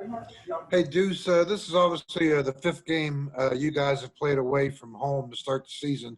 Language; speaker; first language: English; native; English